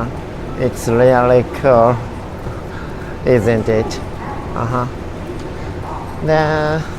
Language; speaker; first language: English; non-native, learner; Japanese